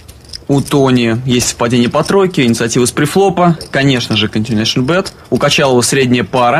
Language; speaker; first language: Russian; native; Russian